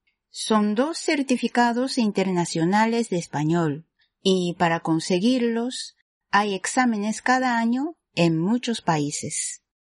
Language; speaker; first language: Spanish; non-native, fluent; Japanese